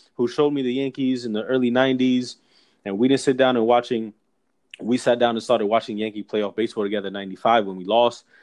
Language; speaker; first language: English; native; English